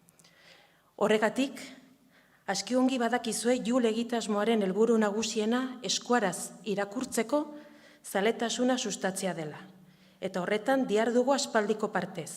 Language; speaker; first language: Basque; native; Basque